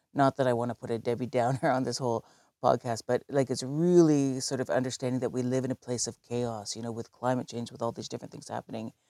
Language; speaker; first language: English; native; English